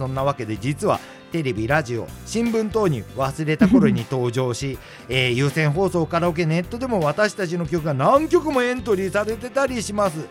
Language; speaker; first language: Japanese; native; Japanese